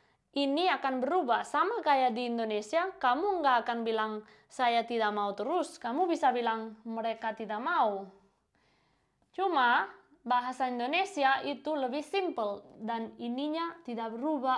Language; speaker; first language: Indonesian; non-native, fluent; Spanish